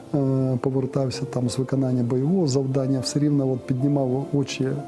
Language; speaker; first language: Ukrainian; native; Ukrainian